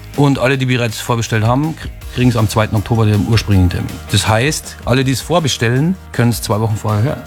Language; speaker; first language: German; native; German